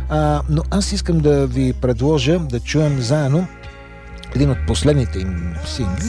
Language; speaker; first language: Bulgarian; native; Bulgarian